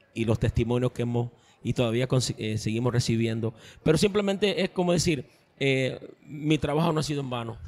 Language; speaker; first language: Spanish; early bilingual, heritage; Spanish